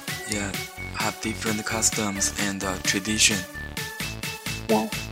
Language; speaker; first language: English; non-native, learner; Chinese